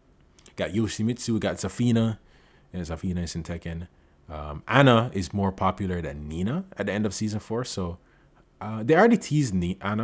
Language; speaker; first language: English; native; English